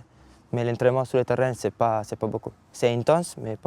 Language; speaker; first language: French; non-native, learner; Italian